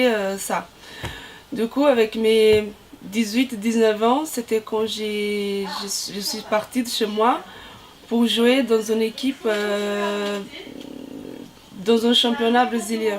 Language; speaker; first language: French; non-native, fluent; Portuguese